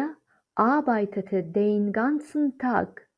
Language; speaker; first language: German; non-native, fluent; Azerbaijani